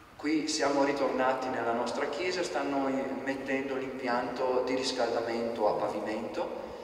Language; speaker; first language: Italian; native; Italian